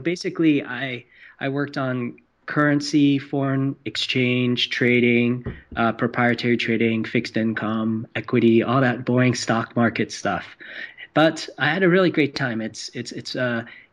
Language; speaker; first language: English; non-native, local second language; Cantonese